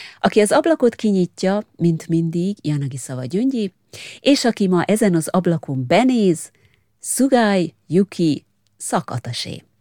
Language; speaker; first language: Hungarian; native; Hungarian